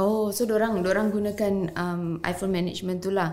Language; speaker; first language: Malay; native; Malay